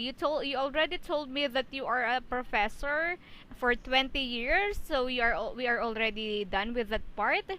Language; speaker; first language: English; non-native, fluent; Filipino